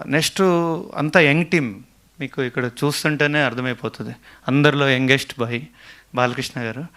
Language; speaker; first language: Telugu; native; Telugu